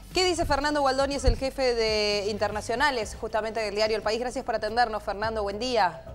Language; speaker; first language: Spanish; native; Spanish